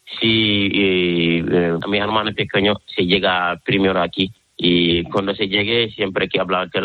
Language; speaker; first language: Spanish; non-native, learner; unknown